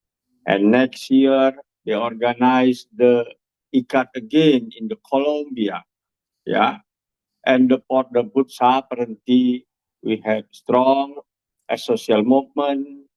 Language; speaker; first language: English; non-native, learner; Indonesian